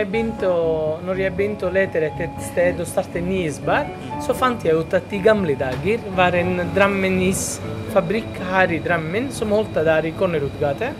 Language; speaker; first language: Norwegian; non-native, fluent; Italian